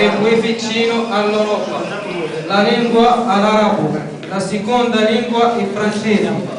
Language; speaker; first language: Italian; non-native, learner; Arabic